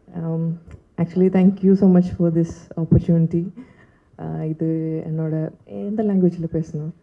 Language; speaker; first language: Tamil; non-native, learner; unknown